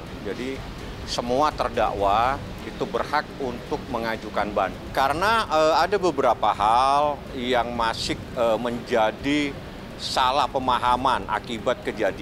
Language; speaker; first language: Indonesian; native; Indonesian